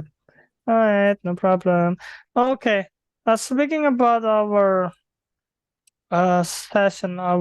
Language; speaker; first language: English; non-native, fluent; Indonesian